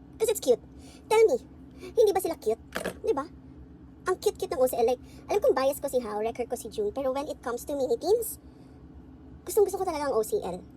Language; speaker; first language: Filipino; native; Filipino